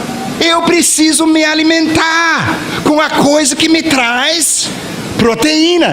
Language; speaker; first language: Portuguese; non-native, fluent; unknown